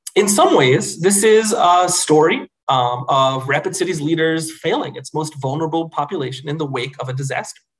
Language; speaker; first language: English; native; English